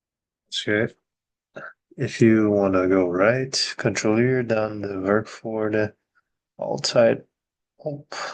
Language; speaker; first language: Dutch; non-native, learner; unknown